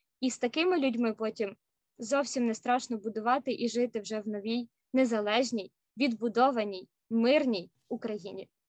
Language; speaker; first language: Ukrainian; native; Ukrainian